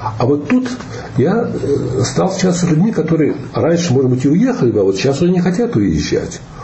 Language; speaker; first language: Russian; native; Russian